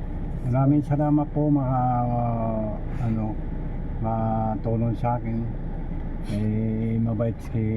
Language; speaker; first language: Filipino; non-native, learner; Japanese